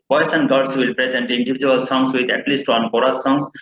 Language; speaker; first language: English; non-native, local second language; Bangla